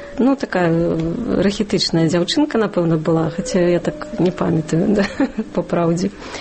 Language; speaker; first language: Belarusian; non-native, local second language; Russian